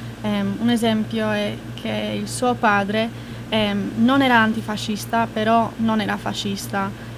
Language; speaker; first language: Italian; non-native, fluent; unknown